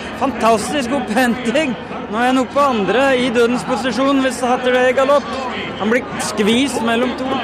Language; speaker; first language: Norwegian; native; Norwegian